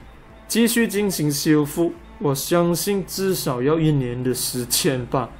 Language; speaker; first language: Chinese; native; Chinese